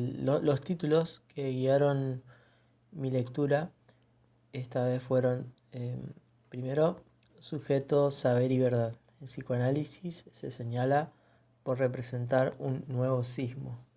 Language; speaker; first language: Spanish; native; Spanish